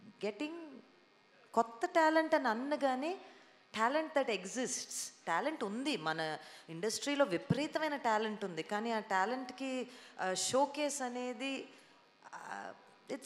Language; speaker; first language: Telugu; native; Telugu